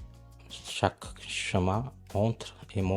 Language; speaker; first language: French; non-native, learner; Punjabi